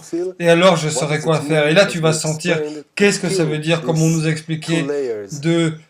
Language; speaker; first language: French; non-native, fluent; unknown